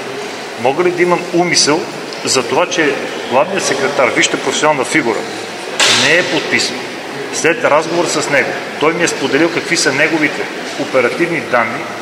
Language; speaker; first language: Bulgarian; native; Bulgarian